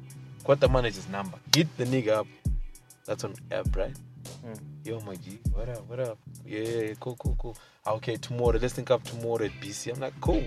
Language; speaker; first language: English; non-native, local second language; Shona